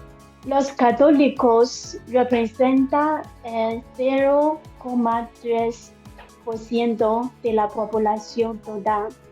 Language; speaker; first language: Spanish; non-native, learner; Chinese